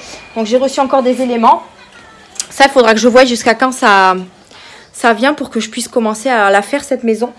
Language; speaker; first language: French; native; French